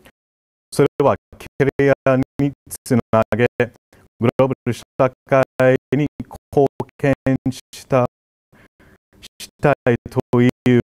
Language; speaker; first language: Japanese; non-native, fluent; English